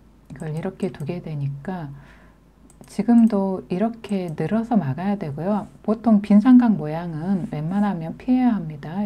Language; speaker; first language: Korean; native; Korean